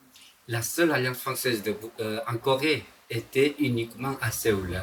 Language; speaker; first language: French; non-native, fluent; Korean